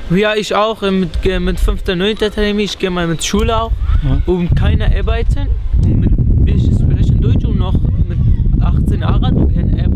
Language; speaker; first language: German; non-native, learner; Kurdish